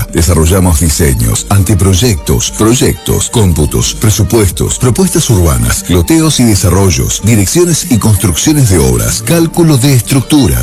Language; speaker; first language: Spanish; native; Spanish